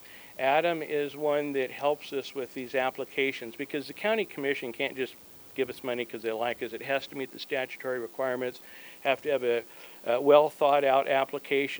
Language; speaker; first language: English; native; English